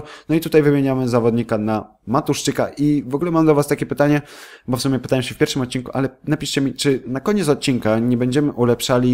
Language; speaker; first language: Polish; native; Polish